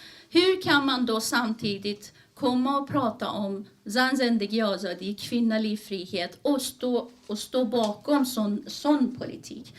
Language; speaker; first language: Swedish; early bilingual, other home language; Persian